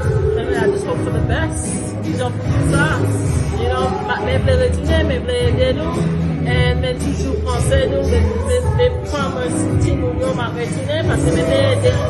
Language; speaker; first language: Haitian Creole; early bilingual, heritage; Haitian Creole